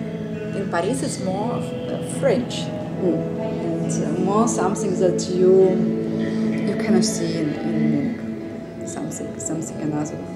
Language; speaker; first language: English; non-native, learner; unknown